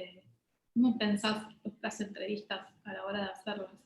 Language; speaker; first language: Spanish; native; Spanish